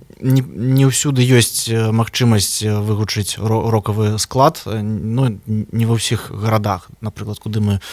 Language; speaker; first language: Belarusian; non-native, local second language; Russian